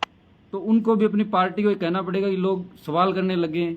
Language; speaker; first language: Hindi; native; Hindi